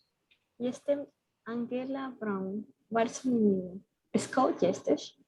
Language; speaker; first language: Polish; non-native, learner; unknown